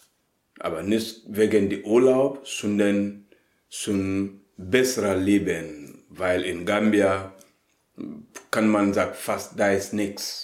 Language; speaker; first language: German; non-native, learner; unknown